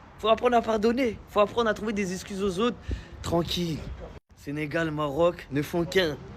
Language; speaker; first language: French; early bilingual, other home language; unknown